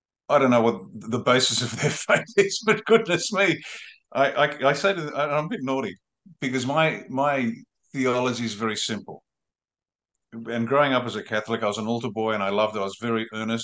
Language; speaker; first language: English; native; English